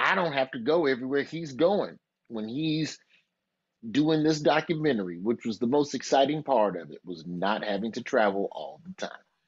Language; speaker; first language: English; native; English